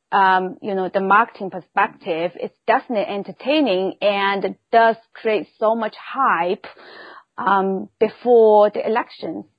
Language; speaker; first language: English; non-native, fluent; Chinese